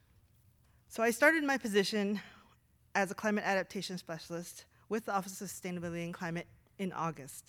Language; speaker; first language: English; native; English